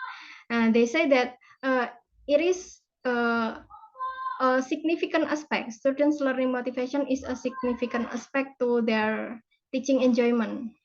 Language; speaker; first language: English; non-native, fluent; Indonesian